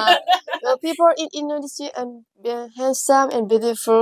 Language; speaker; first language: English; non-native, learner; Thai